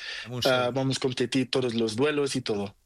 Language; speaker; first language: Spanish; non-native, learner; Portuguese